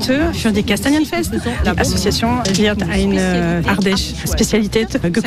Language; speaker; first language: German; non-native, learner; French